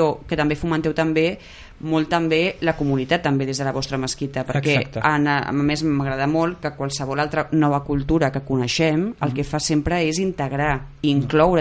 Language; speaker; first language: Catalan; native; Catalan